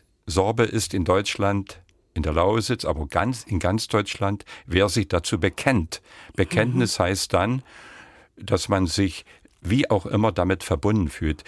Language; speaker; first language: German; non-native, local second language; Upper Sorbian